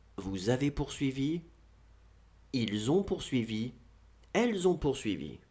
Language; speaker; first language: French; native; French